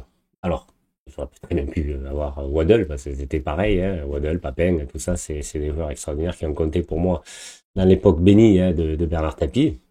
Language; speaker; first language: French; native; French